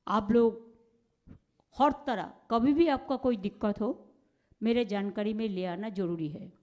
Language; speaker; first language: Hindi; non-native, local second language; Bangla